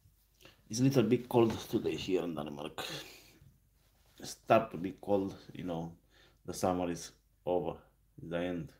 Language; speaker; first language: English; non-native, learner; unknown